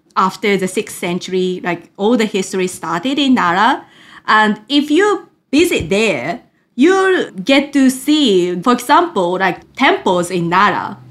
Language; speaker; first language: English; non-native, fluent; Japanese